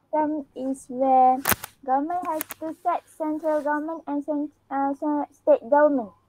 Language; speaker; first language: English; non-native, learner; Malay